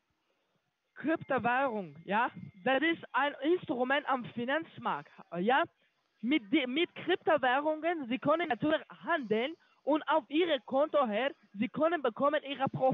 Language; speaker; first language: German; non-native, learner; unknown